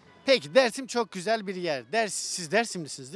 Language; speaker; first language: Turkish; native; Turkish